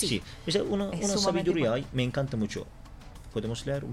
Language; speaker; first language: Spanish; non-native, learner; Turkish